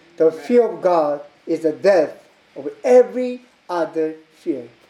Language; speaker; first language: English; non-native, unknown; Korean